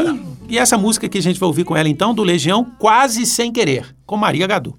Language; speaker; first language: Portuguese; native; Portuguese